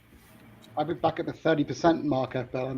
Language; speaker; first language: English; native; English